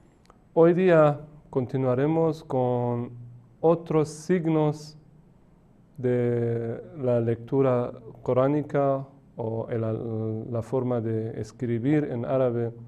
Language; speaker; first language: Spanish; non-native, fluent; Persian